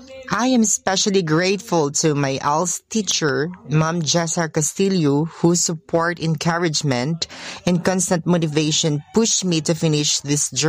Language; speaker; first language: English; non-native, local second language; Hiligaynon